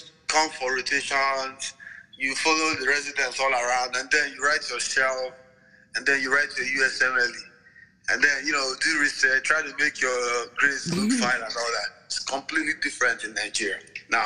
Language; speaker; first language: English; non-native, local second language; Igbo